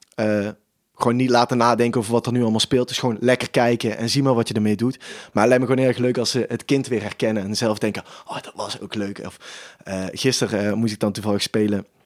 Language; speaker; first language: Dutch; native; Dutch